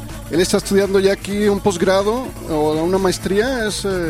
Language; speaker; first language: Spanish; native; Spanish